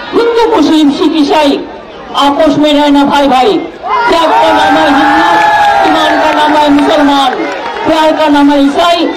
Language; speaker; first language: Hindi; non-native, local second language; Bangla